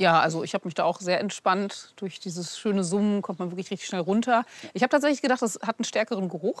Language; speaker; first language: German; native; German